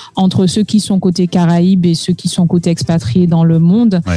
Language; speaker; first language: French; native; French